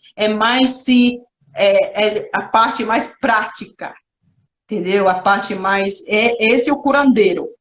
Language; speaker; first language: Portuguese; non-native, local second language; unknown